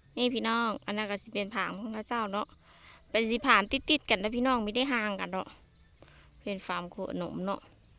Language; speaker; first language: Thai; native; Thai